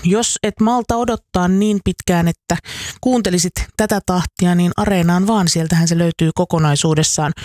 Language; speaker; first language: Finnish; native; Finnish